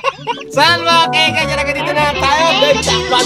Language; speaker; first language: Filipino; native; Filipino